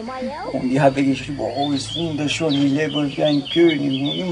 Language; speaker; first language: German; non-native, learner; Romanian